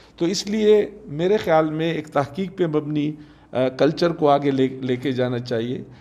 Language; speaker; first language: Urdu; non-native, local second language; Pashto